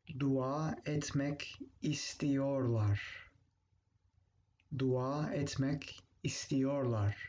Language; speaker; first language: Turkish; non-native, fluent; English